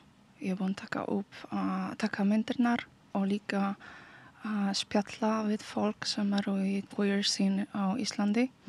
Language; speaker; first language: Icelandic; non-native, learner; Polish